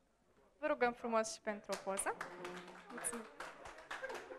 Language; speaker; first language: Romanian; native; Romanian